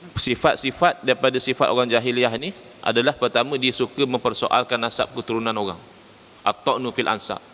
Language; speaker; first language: Malay; native; Malay